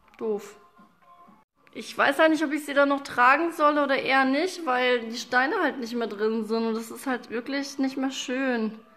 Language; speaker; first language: German; early bilingual, other home language; Russian